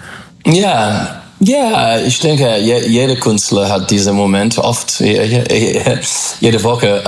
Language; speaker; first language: German; non-native, learner; English